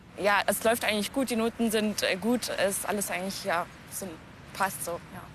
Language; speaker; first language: German; native; German